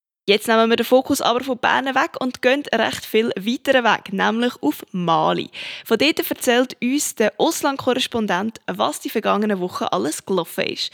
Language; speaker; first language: German; native; German